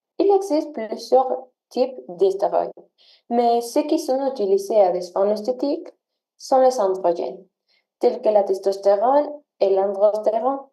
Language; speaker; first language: French; non-native, learner; Spanish